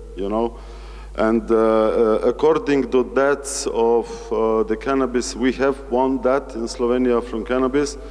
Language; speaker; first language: English; non-native, fluent; Slovenian